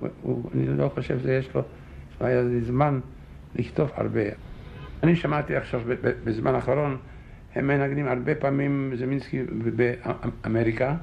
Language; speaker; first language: Hebrew; non-native, fluent; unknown